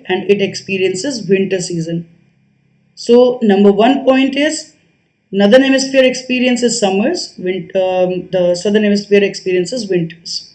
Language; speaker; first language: English; non-native, local second language; Hindi